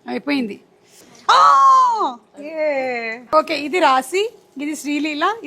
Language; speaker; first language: Telugu; native; Telugu